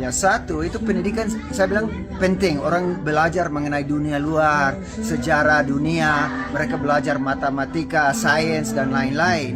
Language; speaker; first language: Indonesian; non-native, local second language; English